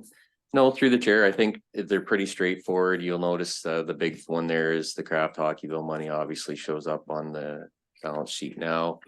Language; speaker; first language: English; native; English